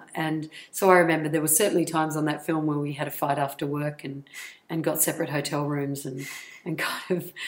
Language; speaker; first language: English; native; English